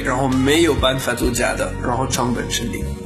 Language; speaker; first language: Chinese; non-native, learner; French